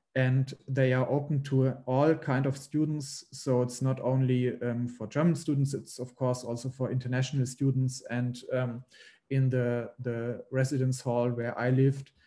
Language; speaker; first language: English; non-native, fluent; German